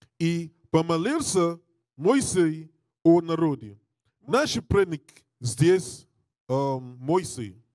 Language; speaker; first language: Russian; non-native, learner; English